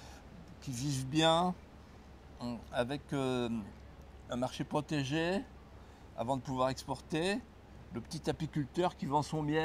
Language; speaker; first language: French; native; French